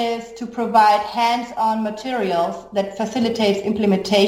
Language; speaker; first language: English; non-native, fluent; German